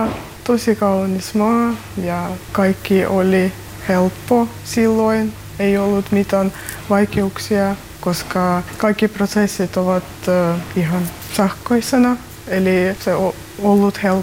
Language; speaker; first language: Finnish; non-native, learner; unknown